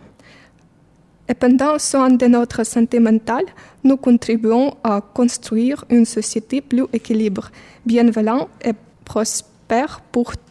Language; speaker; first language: French; non-native, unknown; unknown